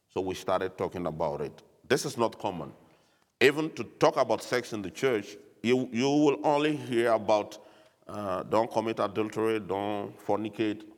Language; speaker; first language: English; non-native, fluent; French